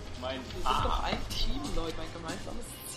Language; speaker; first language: German; native; German